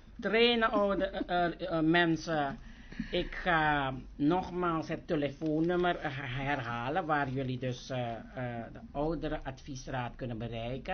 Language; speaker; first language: Dutch; native; Dutch